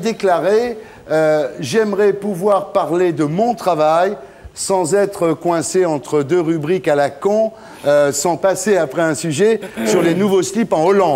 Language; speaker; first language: French; native; French